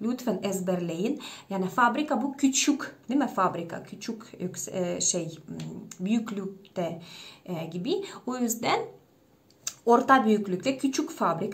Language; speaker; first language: Turkish; non-native, fluent; Russian